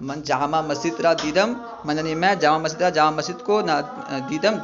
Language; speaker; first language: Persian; non-native, fluent; Urdu